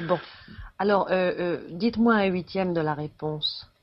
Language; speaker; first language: French; native; French